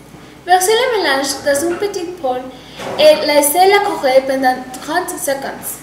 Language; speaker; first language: French; non-native, learner; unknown